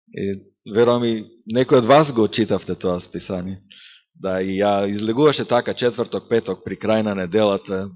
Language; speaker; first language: Macedonian; native; Macedonian